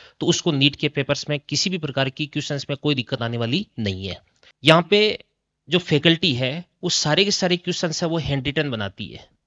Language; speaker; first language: Hindi; native; Hindi